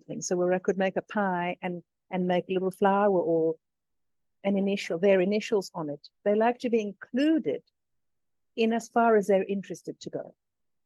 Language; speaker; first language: English; native; English